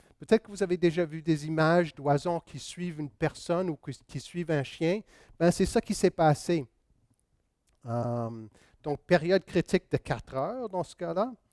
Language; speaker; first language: French; non-native, local second language; English